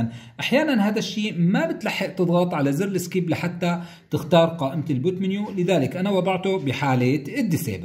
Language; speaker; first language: Arabic; native; Arabic